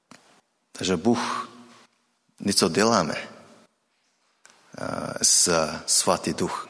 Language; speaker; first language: Czech; non-native, learner; Mongolian